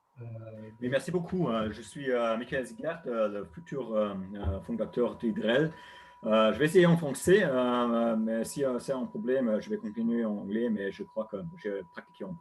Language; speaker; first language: French; non-native, learner; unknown